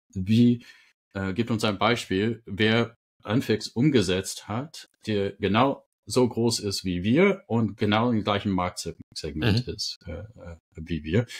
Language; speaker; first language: German; non-native, fluent; English